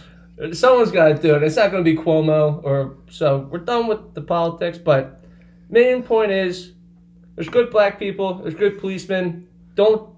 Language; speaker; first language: English; native; English